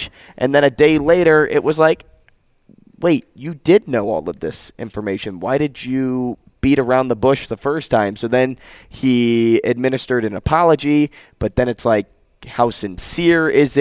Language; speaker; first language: English; native; English